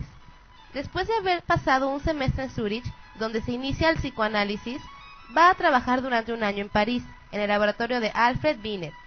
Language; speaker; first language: Spanish; native; Spanish